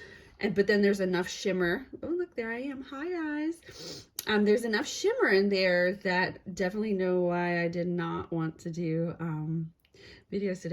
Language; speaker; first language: English; native; English